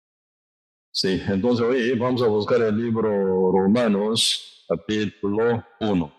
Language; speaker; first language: Spanish; non-native, learner; Korean